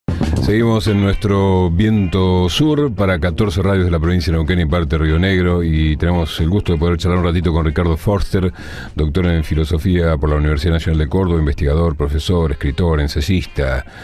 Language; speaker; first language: Spanish; native; Spanish